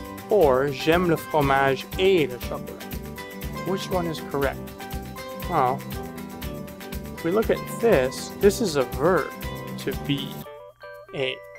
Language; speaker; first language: English; native; English